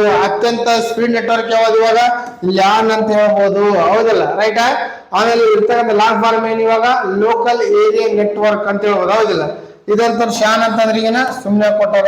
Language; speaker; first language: Kannada; native; Kannada